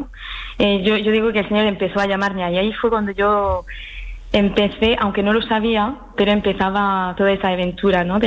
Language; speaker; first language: Spanish; early bilingual, heritage; French